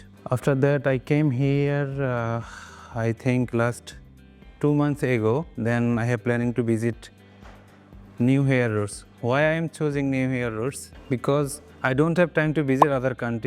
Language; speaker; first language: English; non-native, local second language; Bangla